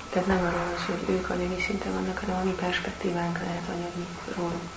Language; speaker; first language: Hungarian; native; Hungarian